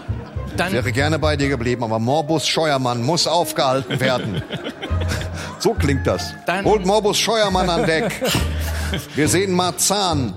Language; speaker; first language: German; native; German